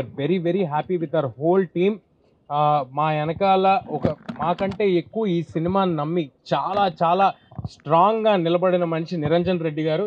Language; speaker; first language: Telugu; native; Telugu